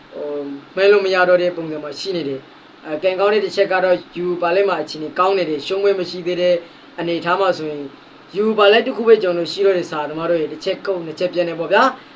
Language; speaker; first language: Burmese; native; Burmese